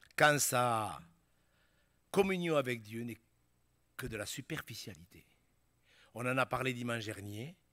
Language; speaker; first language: French; native; French